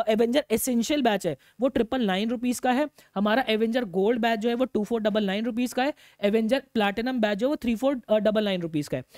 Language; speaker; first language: Hindi; native; Hindi